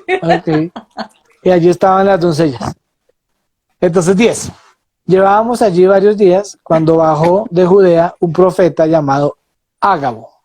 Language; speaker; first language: Spanish; native; Spanish